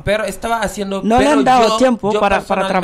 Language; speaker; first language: Spanish; non-native, fluent; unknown